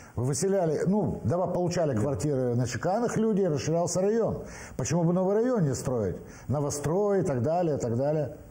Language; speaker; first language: Russian; native; Russian